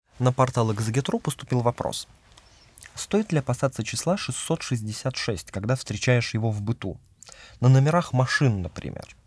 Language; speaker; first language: Russian; native; Russian